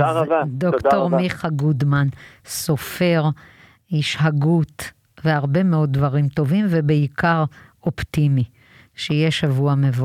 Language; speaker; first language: Hebrew; native; Hebrew